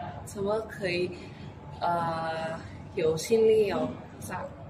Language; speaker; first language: Chinese; non-native, learner; Indonesian